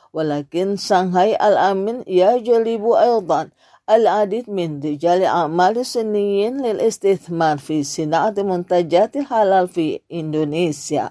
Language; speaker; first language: Arabic; non-native, fluent; Indonesian